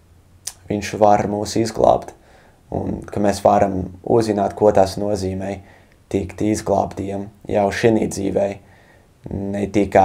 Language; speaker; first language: Latvian; non-native, fluent; English